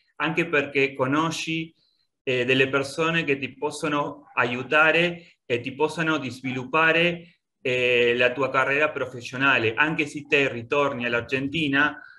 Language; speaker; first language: Italian; non-native, learner; Spanish